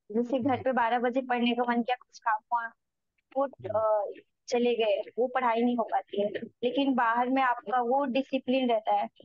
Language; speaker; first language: Hindi; native; Hindi